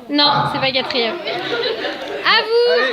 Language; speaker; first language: French; native; French